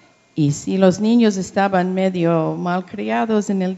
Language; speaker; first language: Spanish; non-native, learner; English